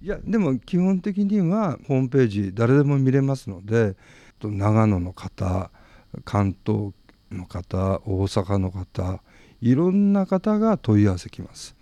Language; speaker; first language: Japanese; native; Japanese